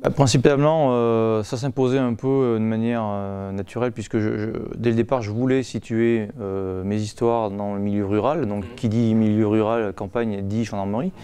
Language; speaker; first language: French; native; French